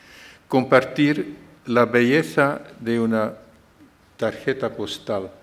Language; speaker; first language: Spanish; non-native, fluent; Dutch